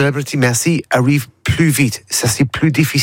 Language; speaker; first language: French; non-native, learner; English